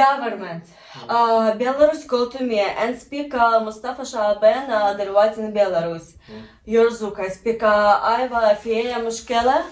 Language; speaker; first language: English; non-native, learner; Russian